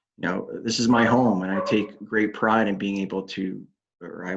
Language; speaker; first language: English; native; English